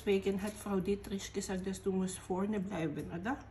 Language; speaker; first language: German; non-native, fluent; Filipino